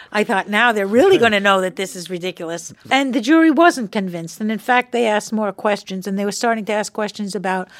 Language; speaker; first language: English; native; English